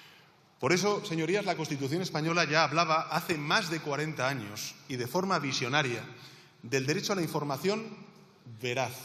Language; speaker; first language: Spanish; native; Spanish